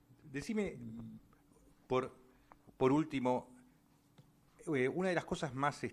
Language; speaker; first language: Spanish; native; Spanish